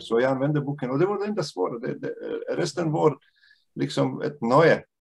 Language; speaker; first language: Swedish; non-native, fluent; Bosnian